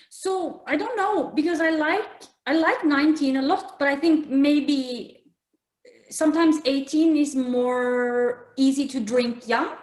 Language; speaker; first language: English; non-native, fluent; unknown